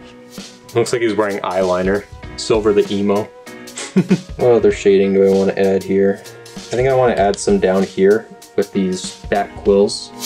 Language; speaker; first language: English; native; English